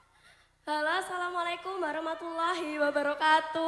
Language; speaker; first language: Indonesian; non-native, local second language; Javanese